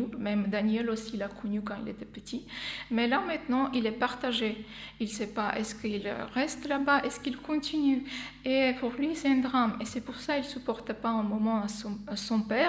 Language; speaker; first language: French; non-native, fluent; Armenian